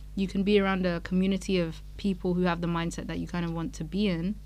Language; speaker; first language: English; non-native, local second language; Yoruba